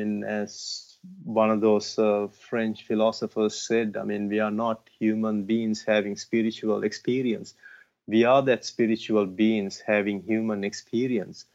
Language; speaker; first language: English; non-native, local second language; Tamil